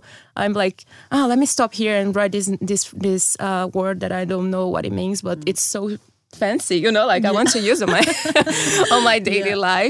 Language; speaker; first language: English; non-native, fluent; Portuguese